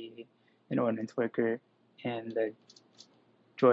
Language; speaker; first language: English; native; English